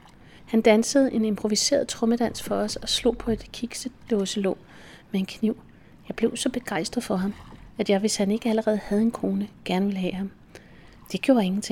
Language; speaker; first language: Danish; native; Danish